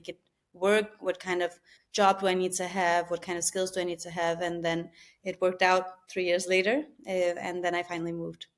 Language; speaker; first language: English; non-native, fluent; Albanian